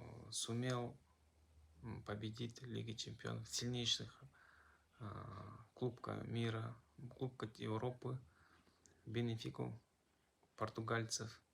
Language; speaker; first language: Russian; non-native, local second language; Kazakh